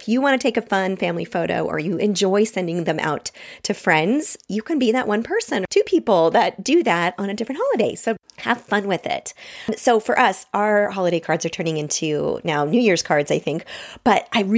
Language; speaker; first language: English; native; English